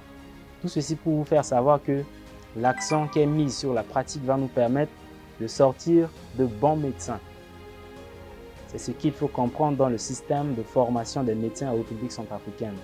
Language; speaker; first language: French; non-native, local second language; Sango